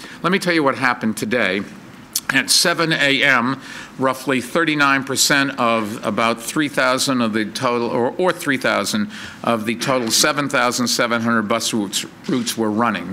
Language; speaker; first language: English; native; English